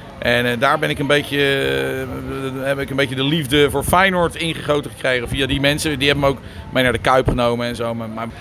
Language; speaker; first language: Dutch; native; Dutch